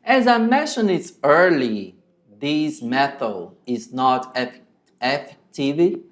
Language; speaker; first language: English; non-native, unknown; Portuguese